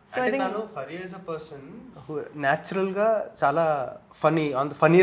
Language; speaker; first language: Telugu; native; Telugu